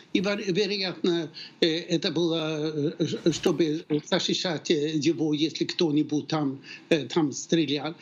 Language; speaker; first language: Russian; non-native, fluent; Swedish